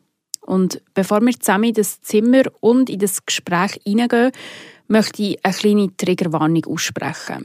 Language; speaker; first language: German; native; German